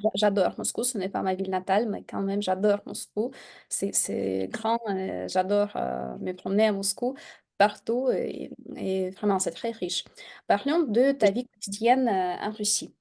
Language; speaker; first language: French; non-native, fluent; Russian